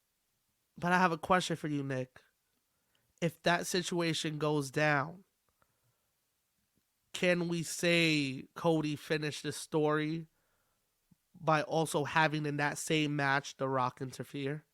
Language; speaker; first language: English; native; English